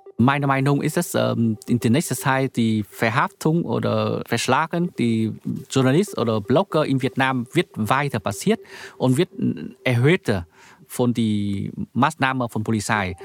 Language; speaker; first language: German; non-native, learner; Vietnamese